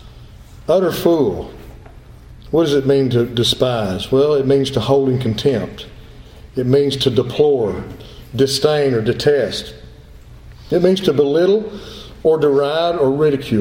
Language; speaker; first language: English; native; English